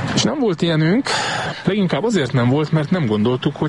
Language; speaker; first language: Hungarian; native; Hungarian